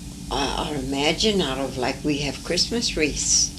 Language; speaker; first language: English; early bilingual, other home language; French